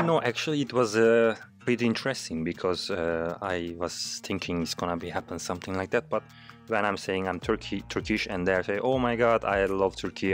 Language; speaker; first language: English; non-native, learner; Turkish